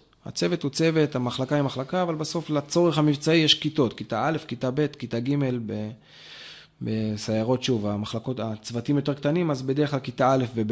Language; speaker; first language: Hebrew; native; Hebrew